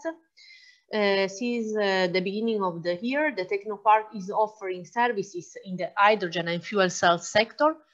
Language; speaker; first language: English; non-native, fluent; Italian